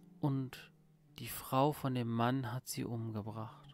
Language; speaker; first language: German; native; German